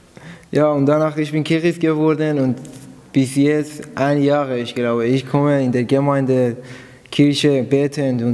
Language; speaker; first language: German; non-native, learner; Persian